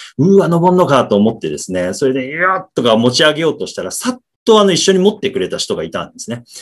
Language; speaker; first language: Japanese; native; Japanese